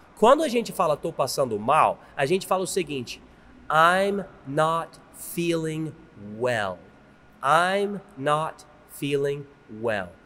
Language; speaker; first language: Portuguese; non-native, fluent; English